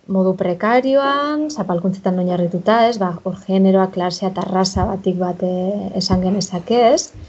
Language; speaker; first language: Basque; native; Basque